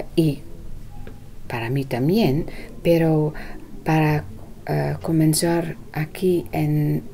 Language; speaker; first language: Spanish; non-native, learner; Dutch